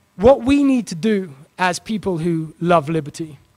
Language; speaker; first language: English; native; English